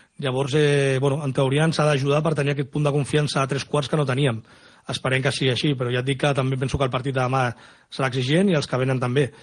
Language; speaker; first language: Catalan; non-native, local second language; Spanish